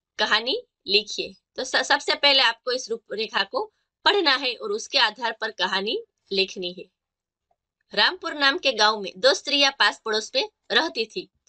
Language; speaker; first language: Hindi; non-native, local second language; Gujarati